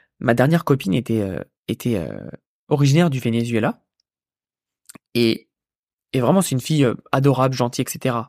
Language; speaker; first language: French; native; French